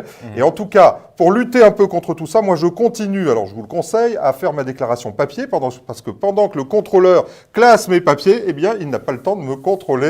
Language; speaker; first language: French; native; French